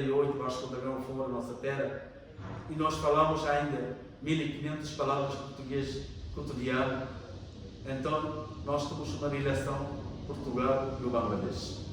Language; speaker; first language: Portuguese; non-native, learner; Bangla